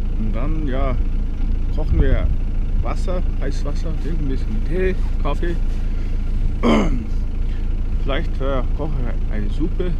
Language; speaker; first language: German; non-native, learner; Mongolian